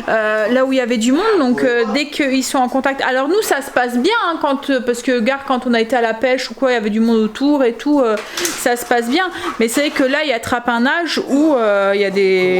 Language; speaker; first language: French; native; French